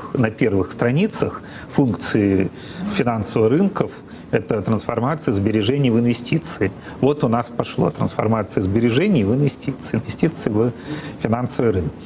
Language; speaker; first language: Russian; native; Russian